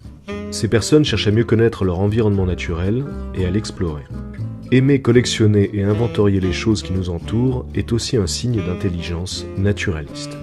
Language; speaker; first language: French; native; French